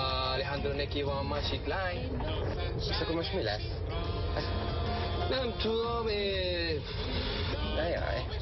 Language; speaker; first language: Hungarian; non-native, learner; Spanish